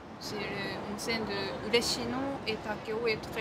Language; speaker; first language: French; non-native, fluent; Japanese